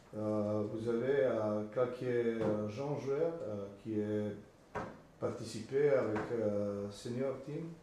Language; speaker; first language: French; non-native, learner; Slovenian